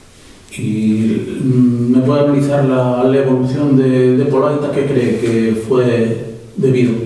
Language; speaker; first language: Spanish; native; Spanish